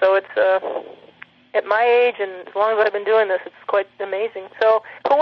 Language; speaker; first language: English; native; English